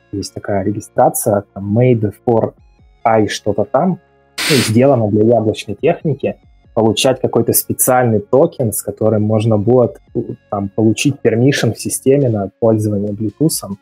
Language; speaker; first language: Russian; native; Russian